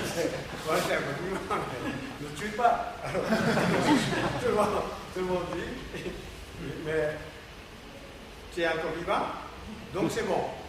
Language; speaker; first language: French; non-native, learner; Japanese